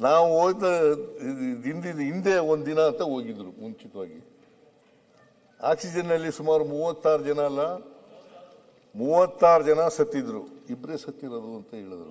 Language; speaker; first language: Kannada; native; Kannada